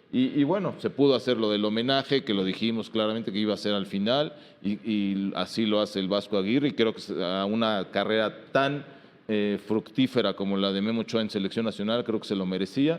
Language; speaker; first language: Spanish; native; Spanish